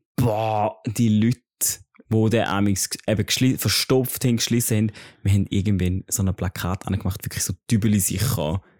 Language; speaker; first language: German; native; German